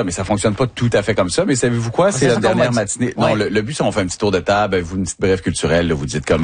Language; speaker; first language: French; native; French